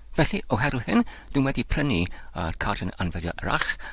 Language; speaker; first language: Welsh; non-native, learner; Polish